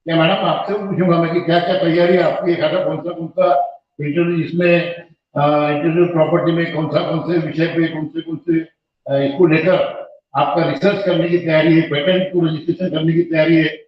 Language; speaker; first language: Hindi; non-native, local second language; Marathi